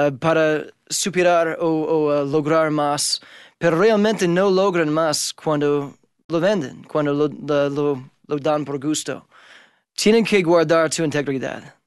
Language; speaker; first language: Spanish; non-native, fluent; English